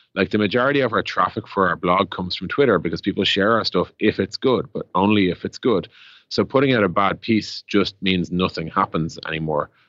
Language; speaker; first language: English; native; English